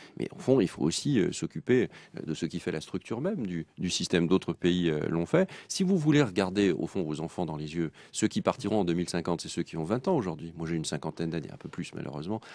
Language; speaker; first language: French; native; French